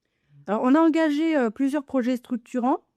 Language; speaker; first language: French; native; French